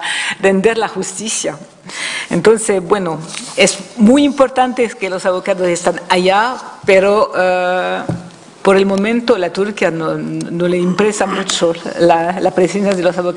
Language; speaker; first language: Spanish; non-native, fluent; French